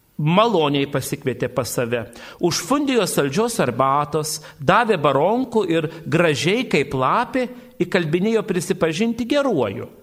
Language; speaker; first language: Lithuanian; native; Lithuanian